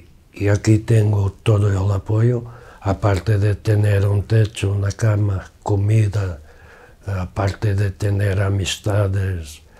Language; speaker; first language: Spanish; non-native, fluent; Portuguese